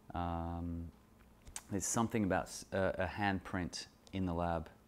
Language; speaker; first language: English; native; English